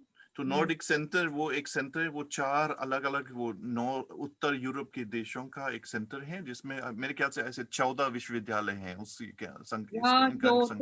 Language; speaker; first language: Hindi; non-native, fluent; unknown